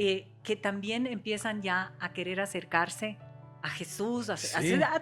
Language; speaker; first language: Spanish; native; Spanish